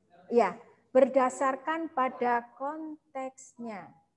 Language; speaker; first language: Indonesian; non-native, local second language; Javanese